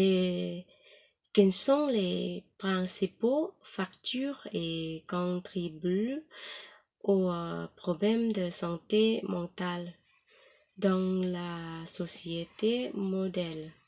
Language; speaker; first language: French; non-native, learner; Thai